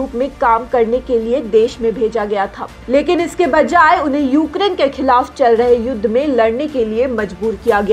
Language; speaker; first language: Hindi; native; Hindi